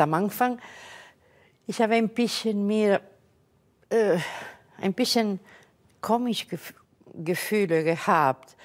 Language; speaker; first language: German; non-native, fluent; Catalan